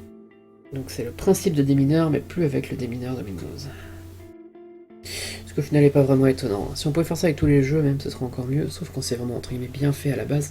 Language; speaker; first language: French; native; French